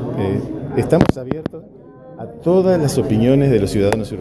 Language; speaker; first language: Spanish; native; Spanish